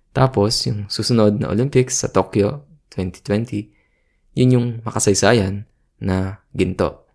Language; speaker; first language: Filipino; native; Filipino